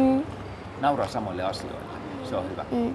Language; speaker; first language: Finnish; native; Finnish